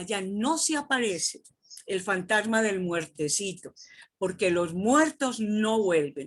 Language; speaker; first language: Spanish; native; Spanish